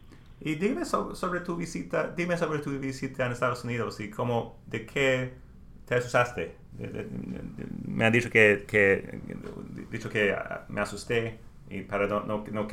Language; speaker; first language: Spanish; non-native, learner; English